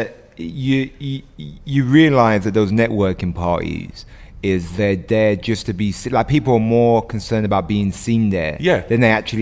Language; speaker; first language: English; native; English